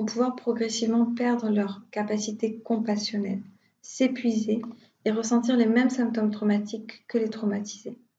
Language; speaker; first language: French; native; French